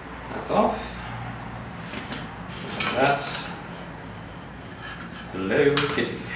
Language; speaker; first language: English; native; English